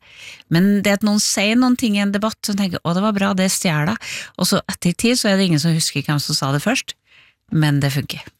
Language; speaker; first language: Norwegian; native; Norwegian